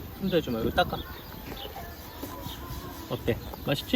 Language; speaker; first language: Korean; native; Korean